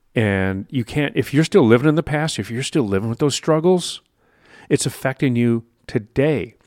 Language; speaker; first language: English; native; English